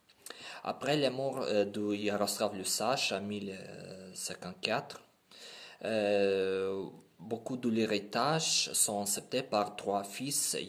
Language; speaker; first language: French; non-native, learner; Ukrainian